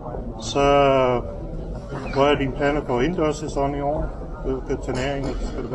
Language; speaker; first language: Danish; native; Danish